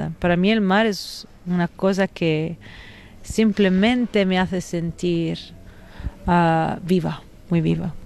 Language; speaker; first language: Spanish; non-native, fluent; Italian